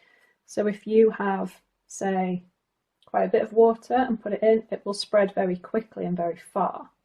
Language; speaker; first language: English; native; English